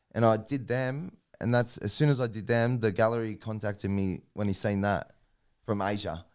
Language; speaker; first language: English; native; English